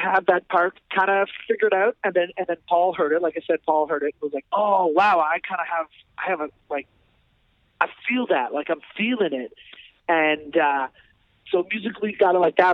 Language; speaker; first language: English; native; English